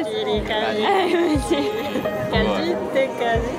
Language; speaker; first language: Japanese; non-native, learner; French